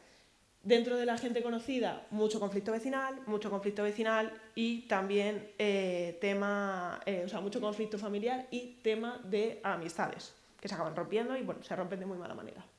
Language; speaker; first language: Spanish; native; Spanish